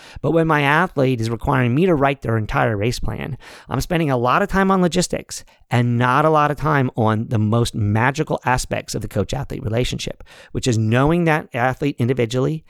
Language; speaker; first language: English; native; English